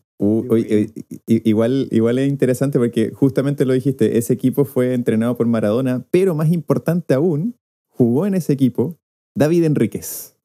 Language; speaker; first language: Spanish; native; Spanish